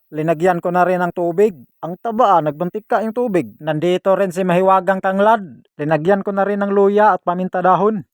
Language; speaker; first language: Filipino; non-native, local second language; Cebuano